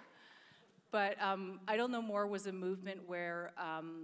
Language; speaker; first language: English; native; English